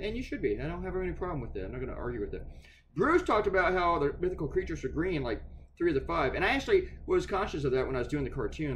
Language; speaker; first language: English; native; English